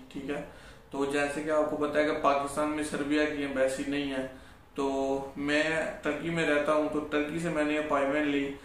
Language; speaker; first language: Urdu; non-native, local second language; Punjabi